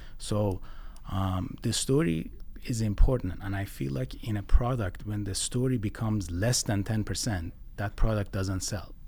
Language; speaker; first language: English; non-native, fluent; Persian